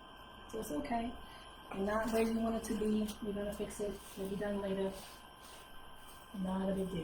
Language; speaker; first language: English; native; English